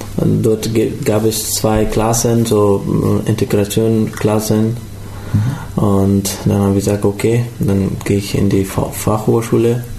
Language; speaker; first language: German; non-native, learner; Pashto